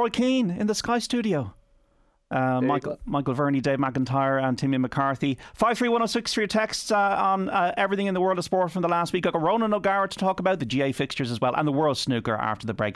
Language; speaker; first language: English; native; English